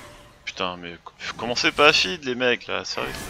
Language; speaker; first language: French; native; French